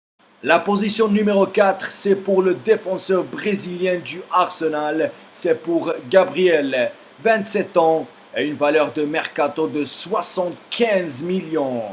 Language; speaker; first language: French; non-native, fluent; Spanish